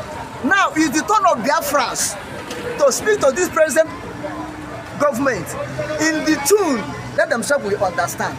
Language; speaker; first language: English; non-native, local second language; Igbo